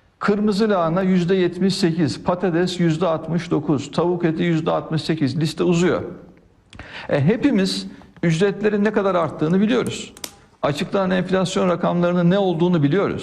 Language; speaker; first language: Turkish; native; Turkish